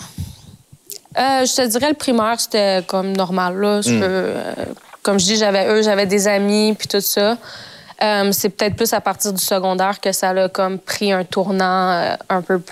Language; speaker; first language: French; native; French